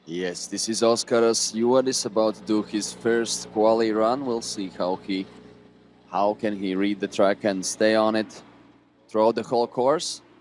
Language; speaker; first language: English; non-native, fluent; Latvian